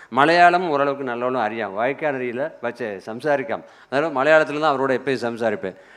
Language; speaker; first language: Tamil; native; Tamil